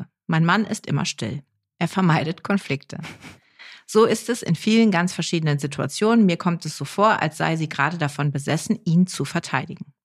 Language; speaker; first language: German; native; German